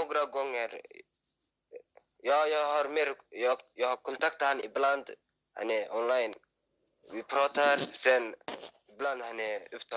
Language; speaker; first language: Swedish; early bilingual, other home language; Somali